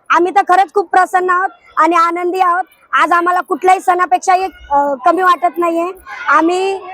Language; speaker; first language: Marathi; non-native, local second language; Lambadi